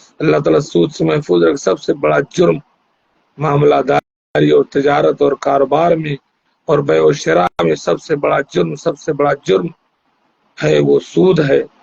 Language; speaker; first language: Urdu; native; Urdu